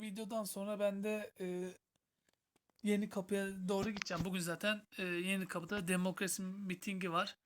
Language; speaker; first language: Turkish; native; Turkish